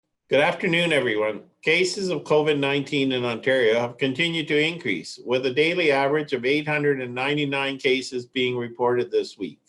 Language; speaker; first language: English; native; English